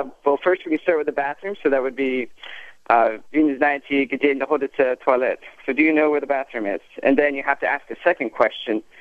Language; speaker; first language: English; native; English